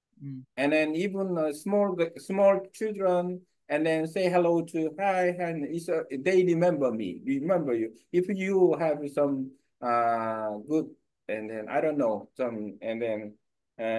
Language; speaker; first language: English; non-native, learner; Korean